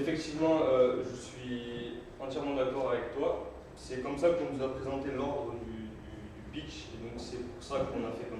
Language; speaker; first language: French; native; French